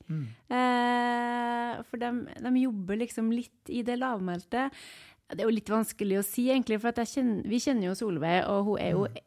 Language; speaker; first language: Norwegian; native; Norwegian